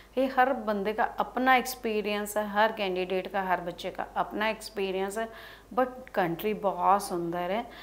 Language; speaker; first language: Hindi; non-native, local second language; Punjabi